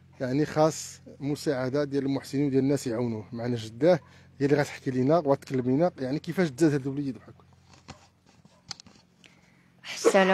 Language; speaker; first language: Arabic; native; Arabic